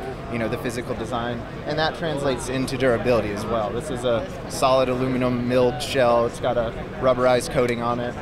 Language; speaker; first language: English; native; English